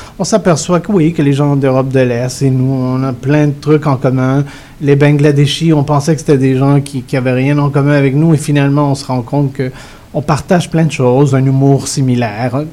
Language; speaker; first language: French; early bilingual, other home language; Spanish